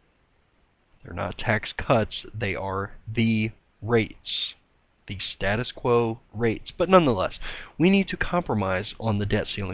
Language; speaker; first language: English; native; English